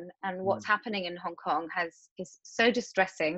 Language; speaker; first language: English; native; English